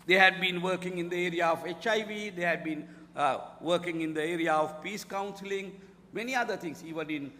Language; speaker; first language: English; non-native, local second language; Sinhala